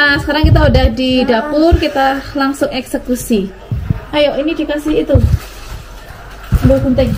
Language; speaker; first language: Indonesian; non-native, local second language; Javanese